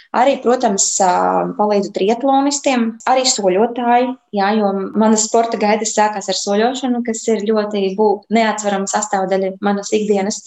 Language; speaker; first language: Latvian; native; Latvian